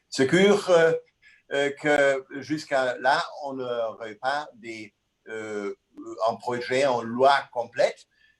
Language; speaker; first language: French; non-native, fluent; German